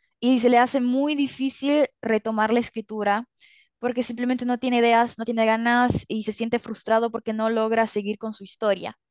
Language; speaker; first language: Spanish; early bilingual, other home language; Italian